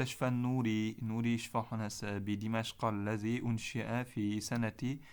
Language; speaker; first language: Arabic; non-native, fluent; Uzbek